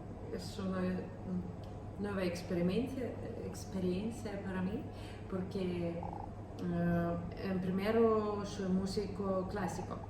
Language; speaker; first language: Spanish; non-native, learner; Ukrainian